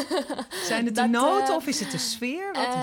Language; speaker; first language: Dutch; native; Dutch